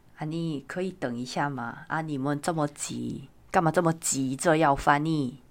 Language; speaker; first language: Chinese; non-native, fluent; Korean